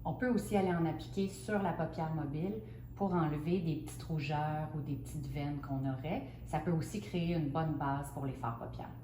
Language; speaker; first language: French; native; French